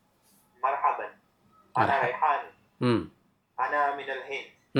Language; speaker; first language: Arabic; non-native, learner; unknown